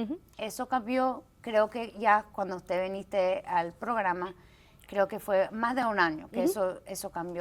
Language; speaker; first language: Spanish; early bilingual, heritage; Spanish